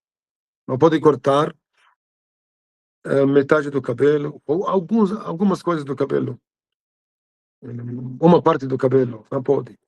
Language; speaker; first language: Portuguese; non-native, fluent; Arabic